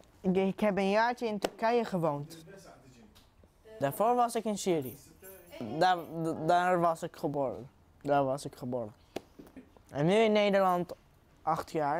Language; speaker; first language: Dutch; early bilingual, other home language; Arabic